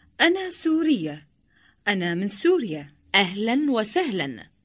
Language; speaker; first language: Arabic; non-native, learner; Indonesian